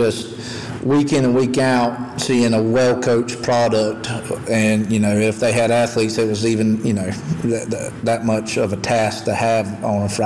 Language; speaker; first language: English; native; English